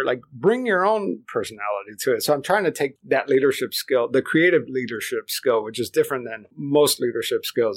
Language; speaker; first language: English; early bilingual, other home language; Spanish